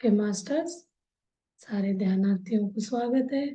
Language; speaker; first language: Hindi; non-native, local second language; Kannada